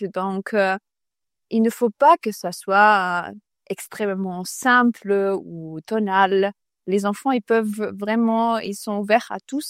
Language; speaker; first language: French; non-native, fluent; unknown